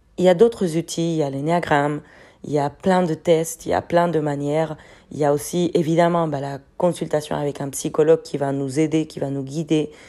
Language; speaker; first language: French; non-native, fluent; Spanish